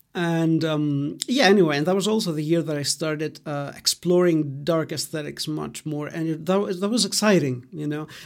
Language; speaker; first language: English; non-native, fluent; Greek